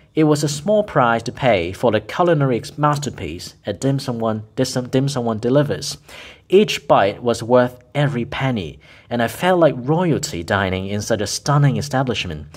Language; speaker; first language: English; non-native, local second language; Cantonese